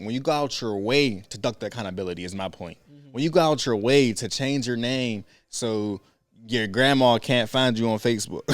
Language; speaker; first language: English; native; English